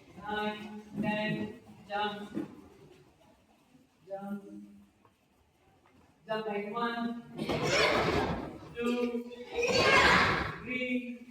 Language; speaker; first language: English; non-native, local second language; Kannada